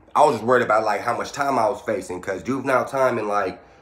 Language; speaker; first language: English; native; English